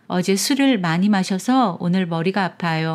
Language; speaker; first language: Korean; non-native, fluent; Chinese